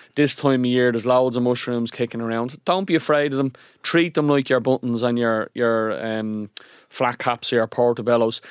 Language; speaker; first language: English; native; English